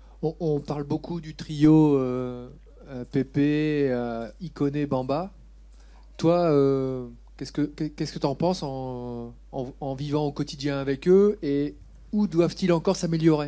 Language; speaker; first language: French; native; French